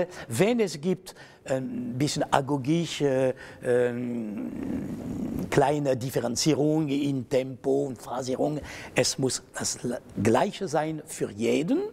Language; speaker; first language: German; non-native, fluent; French